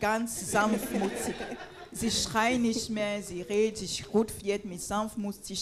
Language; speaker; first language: German; non-native, fluent; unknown